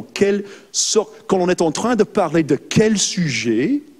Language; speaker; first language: French; non-native, fluent; English